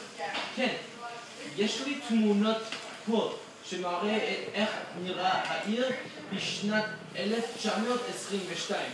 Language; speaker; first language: Hebrew; non-native, learner; English